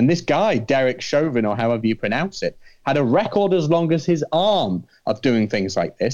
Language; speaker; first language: English; native; English